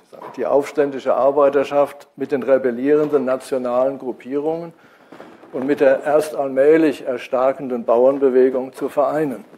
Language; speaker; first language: German; native; German